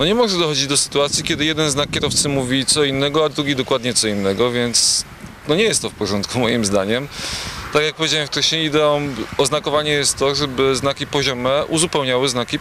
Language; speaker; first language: Polish; native; Polish